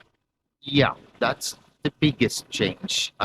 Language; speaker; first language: English; non-native, fluent; Norwegian